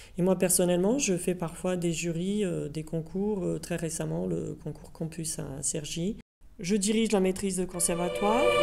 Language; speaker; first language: French; non-native, fluent; Serbian